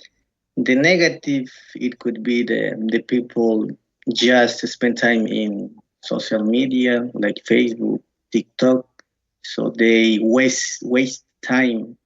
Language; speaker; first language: English; non-native, learner; Spanish